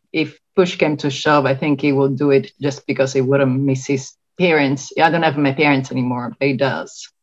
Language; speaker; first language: English; non-native, fluent; Italian